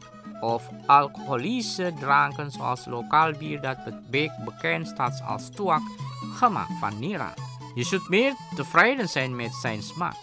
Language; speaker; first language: Dutch; non-native, fluent; Indonesian